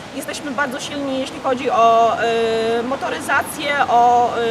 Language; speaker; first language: Polish; native; Polish